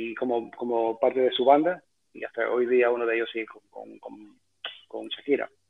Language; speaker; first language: Spanish; early bilingual, heritage; Spanish